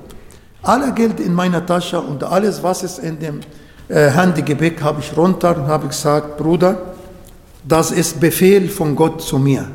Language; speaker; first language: German; non-native, fluent; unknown